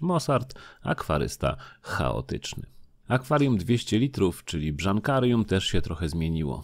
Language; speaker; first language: Polish; native; Polish